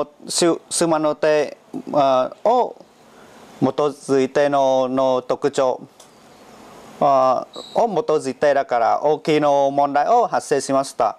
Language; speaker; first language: Japanese; non-native, learner; Vietnamese